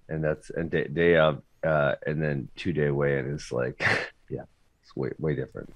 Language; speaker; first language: English; native; English